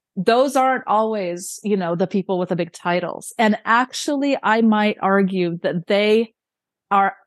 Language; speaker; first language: English; early bilingual, other home language; Romanian